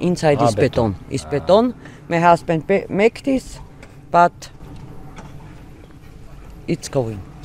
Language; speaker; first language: English; non-native, learner; German